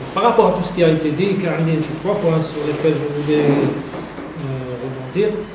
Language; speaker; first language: French; non-native, local second language; Arabic